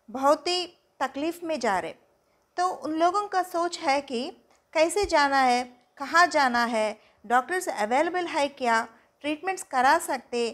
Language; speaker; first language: Hindi; non-native, local second language; Telugu